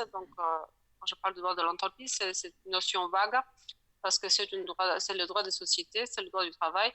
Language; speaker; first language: French; non-native, fluent; Polish